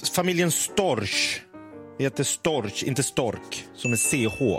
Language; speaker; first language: Swedish; native; Swedish